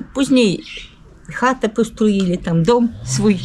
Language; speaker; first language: Polish; early bilingual, heritage; Polish